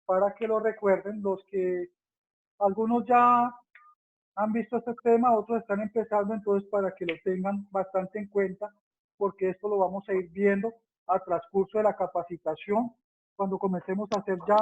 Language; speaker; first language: Spanish; native; Spanish